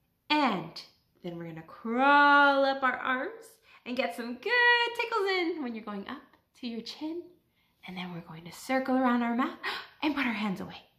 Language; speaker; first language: English; native; English